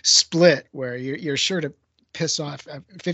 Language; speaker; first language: English; native; English